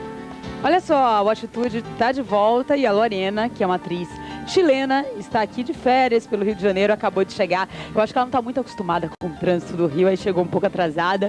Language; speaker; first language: Portuguese; native; Portuguese